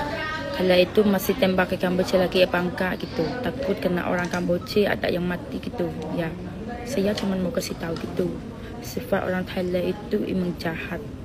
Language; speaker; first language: Indonesian; non-native, learner; Khmer